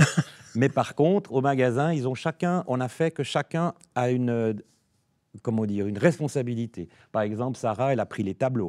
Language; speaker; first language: French; native; French